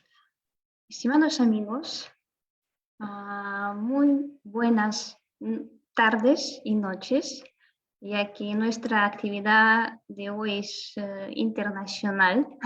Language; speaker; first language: Spanish; non-native, fluent; Russian